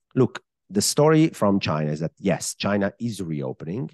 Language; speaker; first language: English; non-native, fluent; Italian